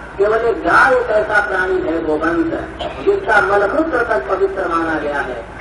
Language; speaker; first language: Hindi; native; Hindi